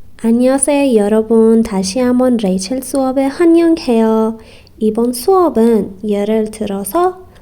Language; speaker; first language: Korean; non-native, fluent; Persian